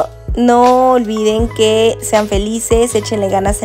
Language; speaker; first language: Spanish; native; Spanish